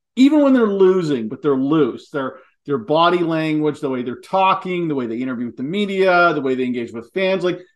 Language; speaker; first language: English; native; English